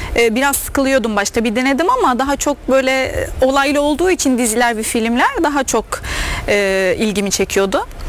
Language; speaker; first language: Turkish; non-native, fluent; Arabic